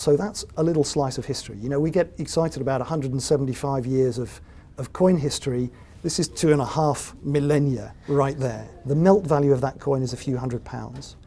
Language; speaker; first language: English; native; English